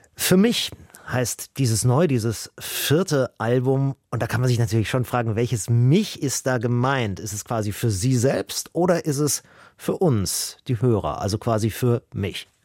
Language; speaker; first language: German; native; German